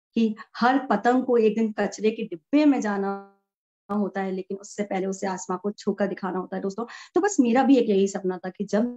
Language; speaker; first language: Hindi; native; Hindi